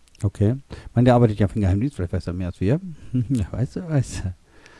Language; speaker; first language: German; native; German